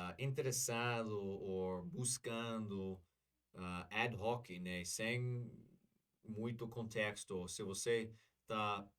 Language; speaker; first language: Portuguese; non-native, learner; English